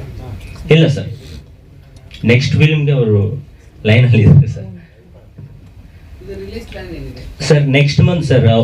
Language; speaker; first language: Kannada; non-native, fluent; Telugu